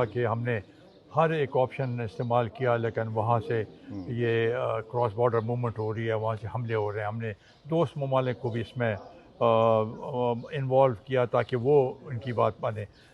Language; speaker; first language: Urdu; non-native, local second language; Pashto